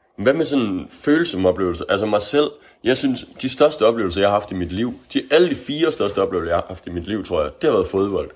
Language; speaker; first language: Danish; native; Danish